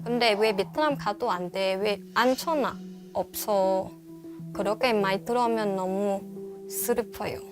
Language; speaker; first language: Korean; non-native, learner; Vietnamese